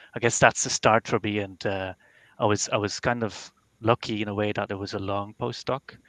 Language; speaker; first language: English; non-native, fluent; Dutch